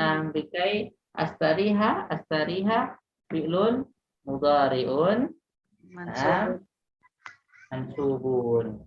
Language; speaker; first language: Arabic; non-native, fluent; Indonesian